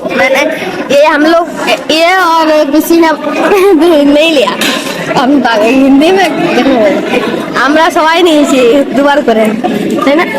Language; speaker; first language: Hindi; non-native, local second language; Bangla